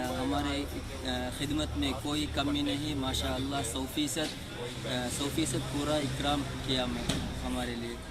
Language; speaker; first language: Hindi; non-native, fluent; Tamil